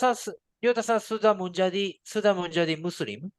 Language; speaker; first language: Indonesian; non-native, learner; Japanese